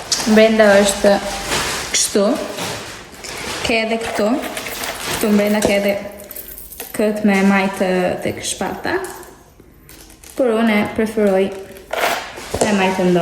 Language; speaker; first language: Albanian; early bilingual, heritage; Albanian